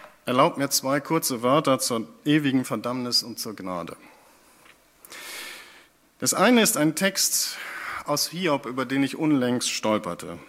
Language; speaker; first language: German; native; German